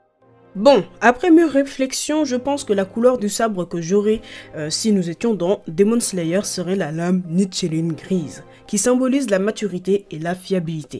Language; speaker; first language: French; native; French